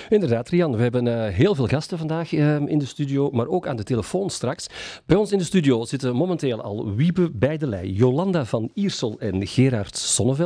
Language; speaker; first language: Dutch; native; Dutch